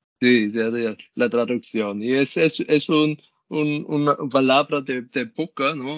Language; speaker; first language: Spanish; non-native, learner; German